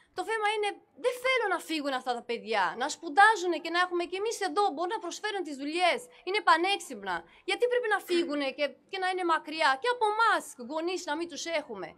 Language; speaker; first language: Greek; non-native, fluent; Romanian